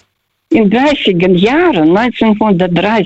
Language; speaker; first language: German; non-native, fluent; Russian